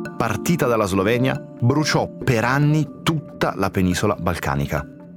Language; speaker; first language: Italian; native; Italian